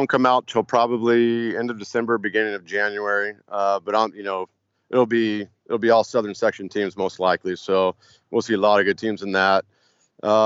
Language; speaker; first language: English; native; English